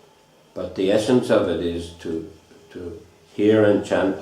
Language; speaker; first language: English; non-native, fluent; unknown